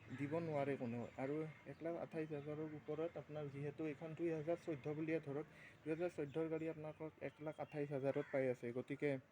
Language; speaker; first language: Assamese; native; Assamese